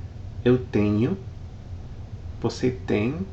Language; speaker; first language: Portuguese; non-native, fluent; English